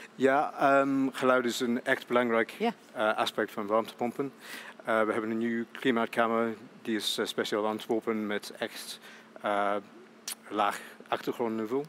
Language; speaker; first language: Dutch; non-native, fluent; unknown